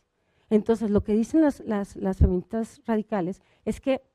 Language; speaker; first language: Spanish; native; Spanish